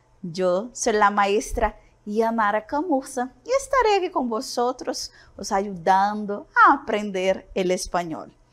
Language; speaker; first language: Spanish; non-native, learner; Portuguese